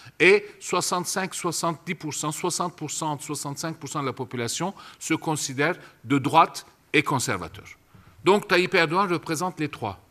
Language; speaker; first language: French; non-native, fluent; Turkish